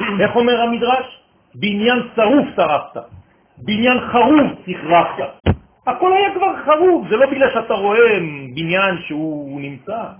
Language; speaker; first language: Hebrew; non-native, fluent; French